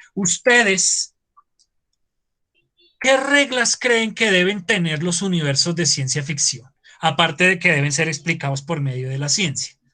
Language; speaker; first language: Spanish; native; Spanish